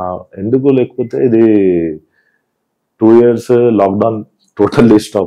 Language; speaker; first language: Telugu; non-native, local second language; Hindi